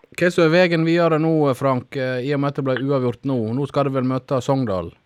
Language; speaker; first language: Norwegian; native; Norwegian